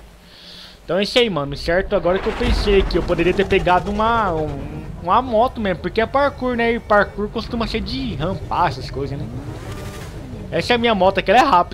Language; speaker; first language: Portuguese; native; Portuguese